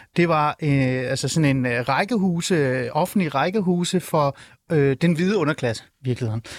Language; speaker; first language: Danish; early bilingual, other home language; Persian